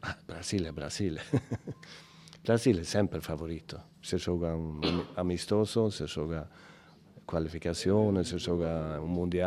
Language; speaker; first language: Spanish; non-native, learner; Italian